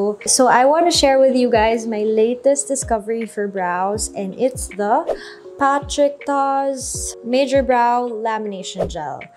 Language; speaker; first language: English; non-native, local second language; Filipino